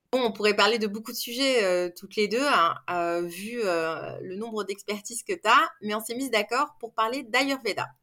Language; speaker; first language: French; native; French